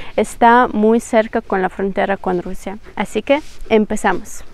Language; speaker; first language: Spanish; non-native, fluent; Ukrainian